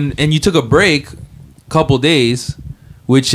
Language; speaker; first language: English; native; English